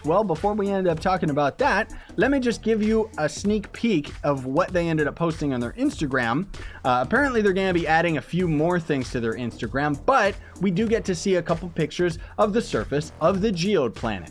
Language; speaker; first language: English; native; English